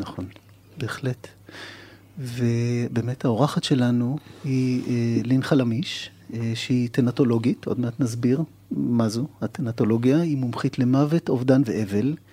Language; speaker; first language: Hebrew; native; Hebrew